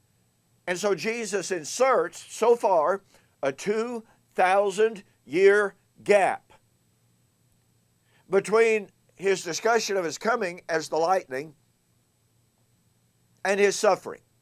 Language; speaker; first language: English; native; English